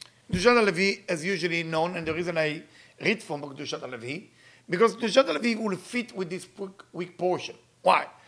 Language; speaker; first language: English; non-native, fluent; Hebrew